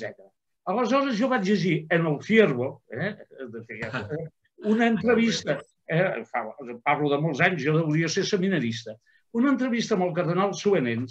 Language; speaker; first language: Catalan; native; Catalan